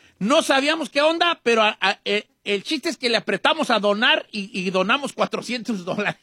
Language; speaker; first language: Spanish; native; Spanish